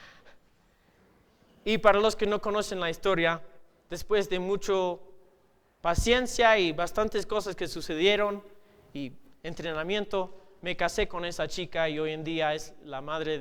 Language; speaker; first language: Spanish; non-native, fluent; English